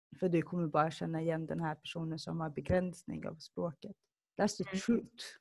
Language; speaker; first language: Swedish; early bilingual, other home language; Somali